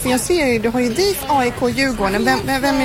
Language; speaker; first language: Swedish; native; Swedish